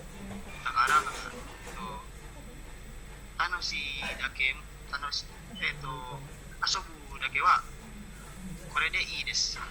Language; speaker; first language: Japanese; non-native, learner; Indonesian